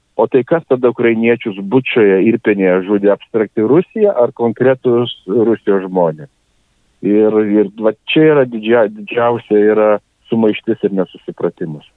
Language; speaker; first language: Lithuanian; native; Lithuanian